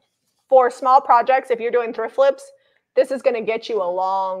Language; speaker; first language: English; native; English